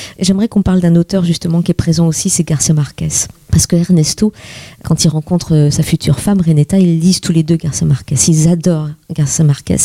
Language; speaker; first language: French; native; French